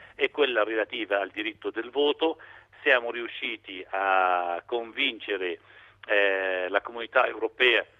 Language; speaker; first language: Italian; non-native, fluent; Arabic